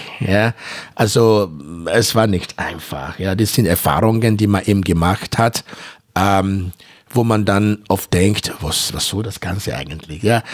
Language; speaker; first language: German; non-native, fluent; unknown